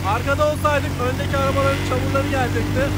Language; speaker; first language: Turkish; native; Turkish